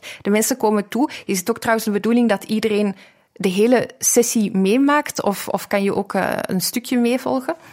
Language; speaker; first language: Dutch; native; Dutch